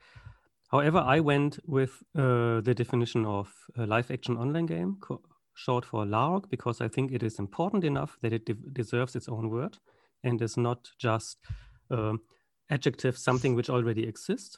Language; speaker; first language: English; non-native, fluent; German